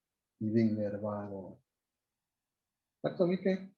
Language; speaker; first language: Swedish; non-native, fluent; Spanish